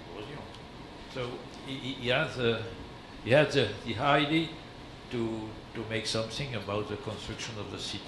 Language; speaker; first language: English; non-native, learner; French